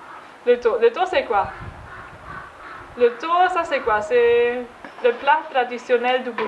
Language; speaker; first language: French; non-native, fluent; German